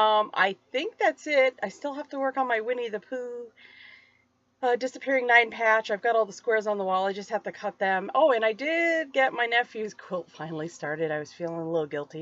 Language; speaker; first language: English; native; English